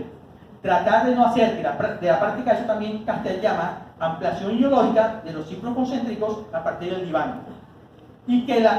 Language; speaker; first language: Spanish; native; Spanish